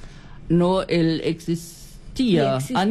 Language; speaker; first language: Spanish; non-native, learner; German